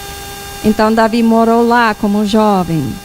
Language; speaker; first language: Portuguese; non-native, fluent; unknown